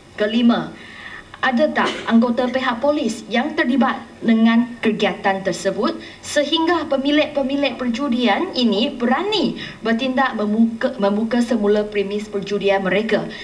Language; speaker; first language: Malay; non-native, local second language; Chinese